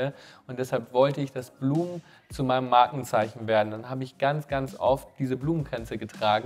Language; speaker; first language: German; native; German